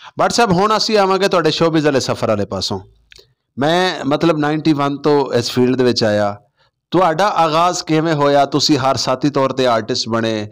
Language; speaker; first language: Punjabi; non-native, local second language; Saraiki